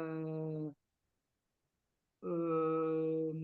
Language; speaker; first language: Hebrew; non-native, learner; French